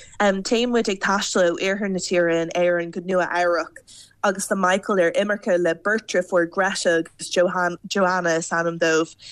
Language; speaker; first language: Irish; non-native, local second language; English